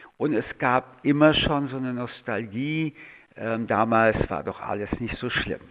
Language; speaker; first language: German; early bilingual, other home language; French